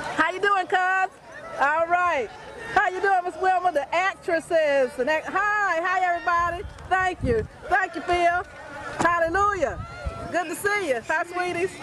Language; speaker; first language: English; native; English